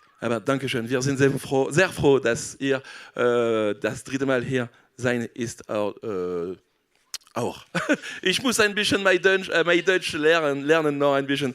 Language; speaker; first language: German; non-native, learner; French